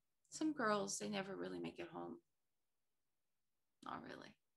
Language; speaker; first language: English; non-native, fluent; Portuguese